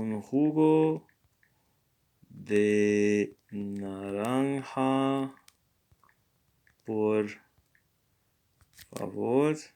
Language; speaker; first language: Spanish; non-native, learner; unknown